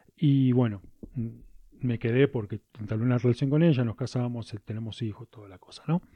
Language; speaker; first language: Spanish; native; Spanish